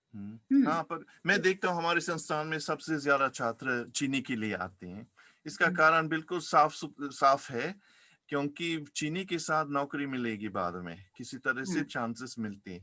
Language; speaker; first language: Hindi; non-native, fluent; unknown